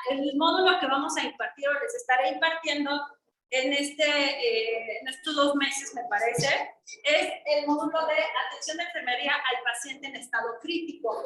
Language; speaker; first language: Spanish; native; Spanish